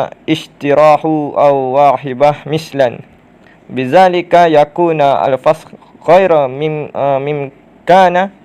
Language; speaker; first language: Arabic; non-native, learner; Malay